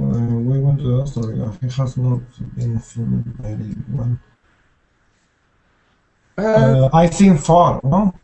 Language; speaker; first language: English; non-native, learner; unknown